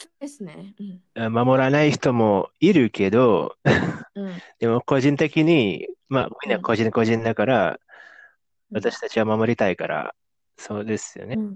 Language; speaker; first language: Japanese; non-native, fluent; Indonesian